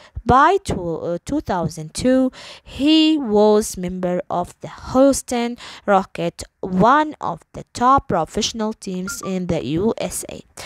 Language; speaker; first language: English; non-native, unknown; Arabic